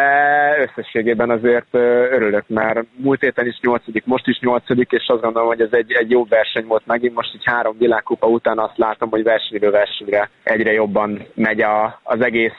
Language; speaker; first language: Hungarian; native; Hungarian